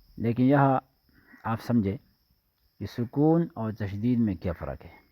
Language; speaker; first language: Urdu; native; Urdu